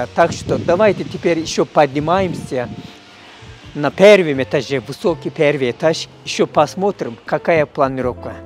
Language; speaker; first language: Russian; non-native, learner; Turkish